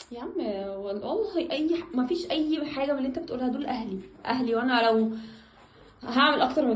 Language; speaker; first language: Arabic; native; Arabic